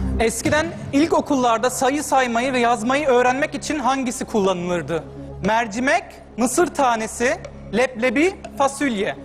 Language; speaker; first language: Turkish; early bilingual, heritage; Turkish